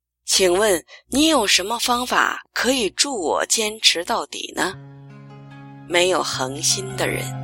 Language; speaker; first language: Chinese; native; Chinese